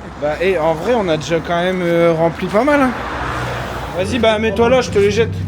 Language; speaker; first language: French; native; French